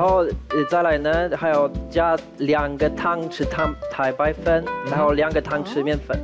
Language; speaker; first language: Chinese; non-native, fluent; Polish